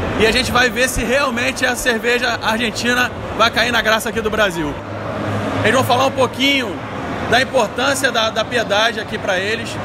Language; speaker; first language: Portuguese; native; Portuguese